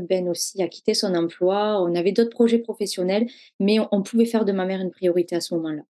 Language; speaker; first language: French; native; French